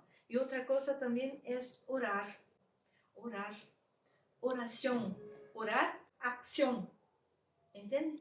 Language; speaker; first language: Spanish; non-native, fluent; Portuguese